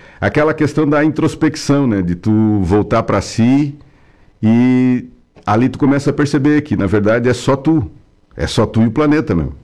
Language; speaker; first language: Portuguese; native; Portuguese